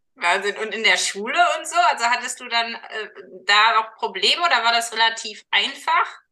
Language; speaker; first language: German; native; German